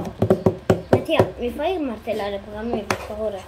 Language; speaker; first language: Italian; native; Italian